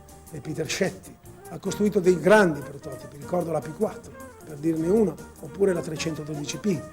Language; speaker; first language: Italian; native; Italian